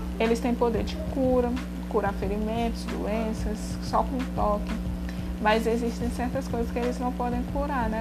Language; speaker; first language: Portuguese; native; Portuguese